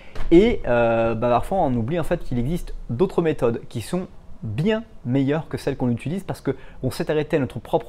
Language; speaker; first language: French; native; French